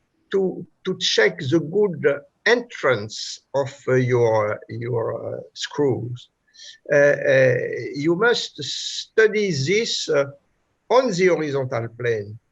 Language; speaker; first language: English; non-native, fluent; French